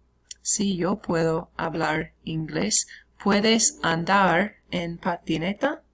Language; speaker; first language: Spanish; non-native, fluent; English